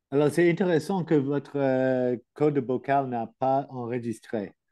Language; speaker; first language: French; non-native, learner; English